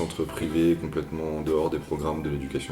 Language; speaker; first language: French; native; French